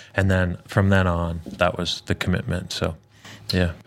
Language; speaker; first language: English; native; English